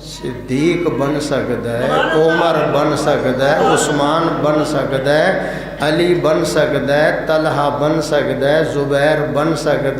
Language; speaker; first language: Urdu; non-native, local second language; Punjabi